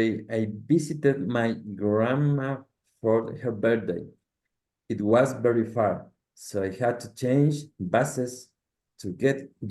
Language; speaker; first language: English; non-native, learner; Spanish